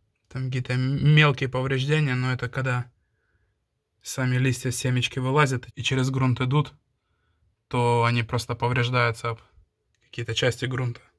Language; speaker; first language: Russian; native; Russian